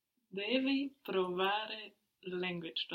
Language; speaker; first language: Italian; non-native, learner; English